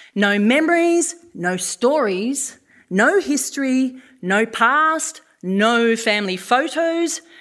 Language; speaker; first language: English; native; English